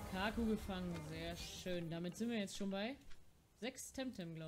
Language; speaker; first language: German; native; German